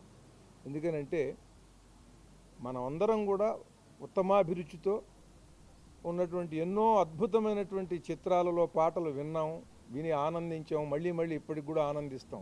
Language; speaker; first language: Telugu; native; Telugu